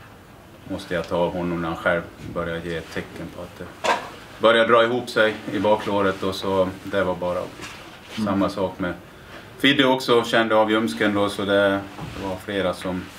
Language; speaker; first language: Swedish; native; Swedish